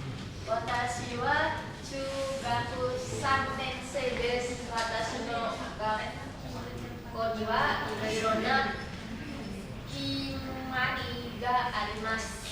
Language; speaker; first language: Japanese; non-native, learner; Indonesian